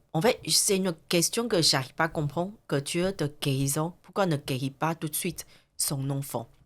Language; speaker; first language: French; non-native, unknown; Chinese